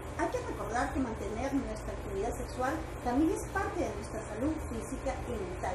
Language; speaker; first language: Spanish; native; Spanish